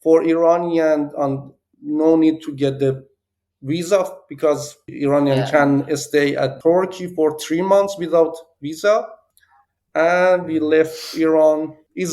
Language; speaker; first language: English; non-native, learner; Persian